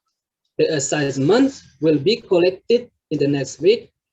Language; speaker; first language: English; non-native, learner; Indonesian